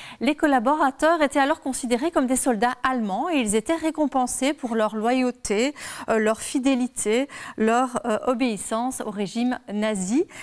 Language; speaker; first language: French; native; French